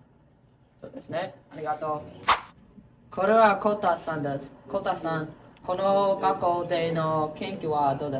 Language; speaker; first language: Japanese; non-native, learner; English